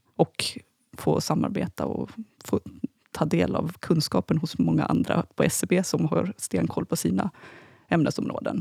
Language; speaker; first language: Swedish; native; Swedish